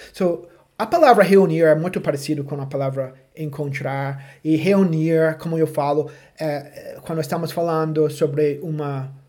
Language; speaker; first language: Portuguese; non-native, fluent; English